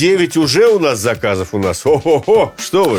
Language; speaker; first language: Russian; native; Russian